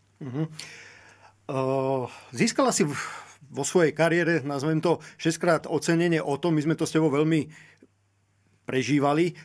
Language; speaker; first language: Slovak; native; Slovak